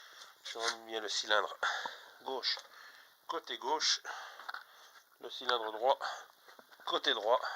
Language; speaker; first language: French; native; French